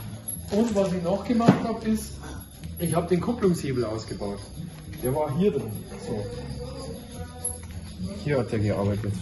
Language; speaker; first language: German; native; German